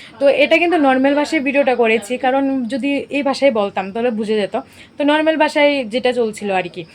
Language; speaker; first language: Bangla; native; Bangla